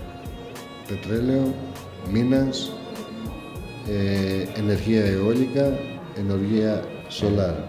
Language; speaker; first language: Spanish; non-native, learner; Greek